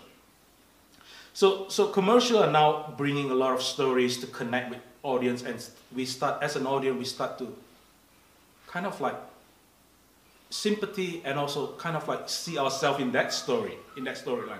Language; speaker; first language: English; non-native, fluent; Indonesian